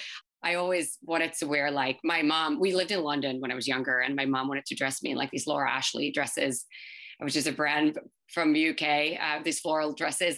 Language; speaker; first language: English; non-native, fluent; Finnish